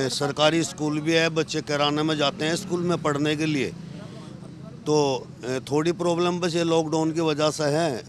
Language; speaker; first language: Hindi; native; Hindi